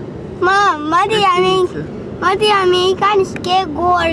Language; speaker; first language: Russian; early bilingual, heritage; Russian